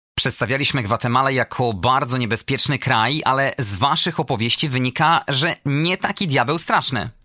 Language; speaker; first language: Polish; native; Polish